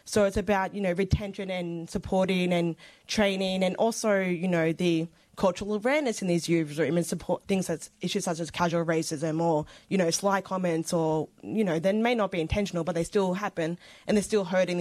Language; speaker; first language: English; native; English